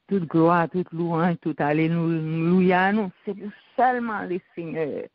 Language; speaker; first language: French; non-native, local second language; Haitian Creole